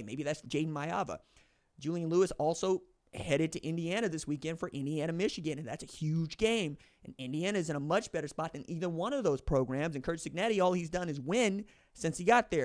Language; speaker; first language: English; native; English